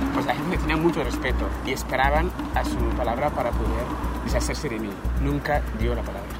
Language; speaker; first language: Spanish; non-native, fluent; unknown